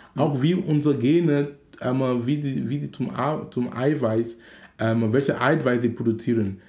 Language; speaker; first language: German; non-native, fluent; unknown